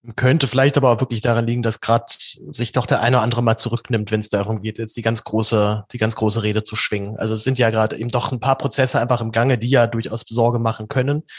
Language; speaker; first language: German; native; German